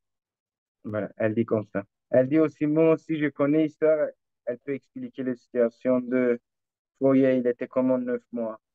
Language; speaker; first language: French; non-native, learner; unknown